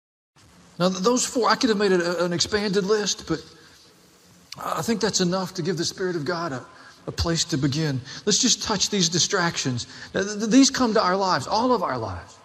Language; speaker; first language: English; native; English